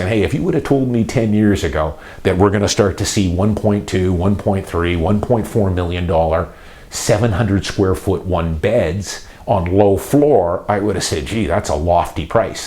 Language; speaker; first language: English; native; English